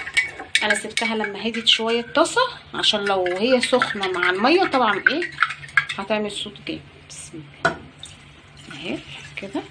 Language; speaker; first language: Arabic; native; Arabic